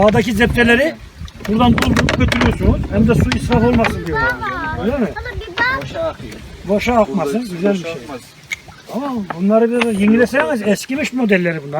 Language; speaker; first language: Turkish; native; Turkish